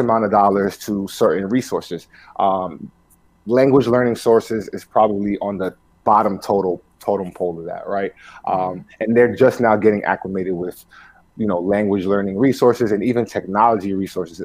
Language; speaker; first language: English; early bilingual, other home language; Spanish